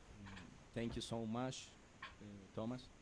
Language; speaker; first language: English; non-native, learner; Spanish